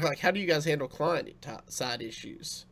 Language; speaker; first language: English; native; English